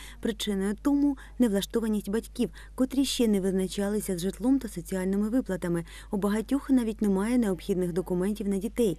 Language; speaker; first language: Ukrainian; native; Ukrainian